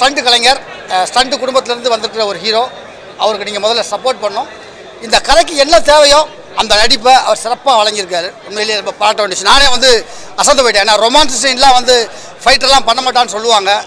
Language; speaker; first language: Tamil; native; Tamil